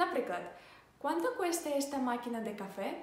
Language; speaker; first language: Spanish; non-native, fluent; Ukrainian